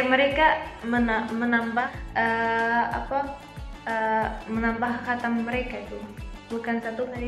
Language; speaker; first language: Indonesian; non-native, fluent; Arabic